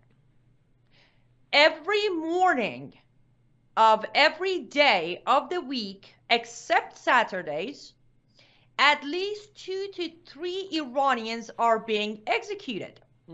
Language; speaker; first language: English; non-native, fluent; Persian